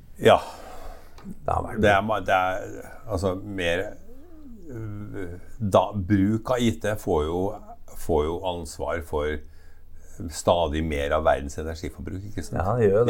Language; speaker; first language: Norwegian; native; Norwegian